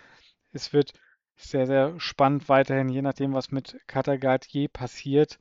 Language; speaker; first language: German; native; German